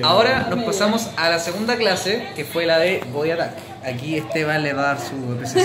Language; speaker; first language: Spanish; native; Spanish